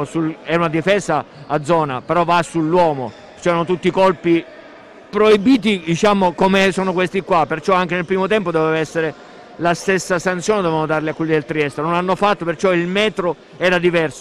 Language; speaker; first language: Italian; native; Italian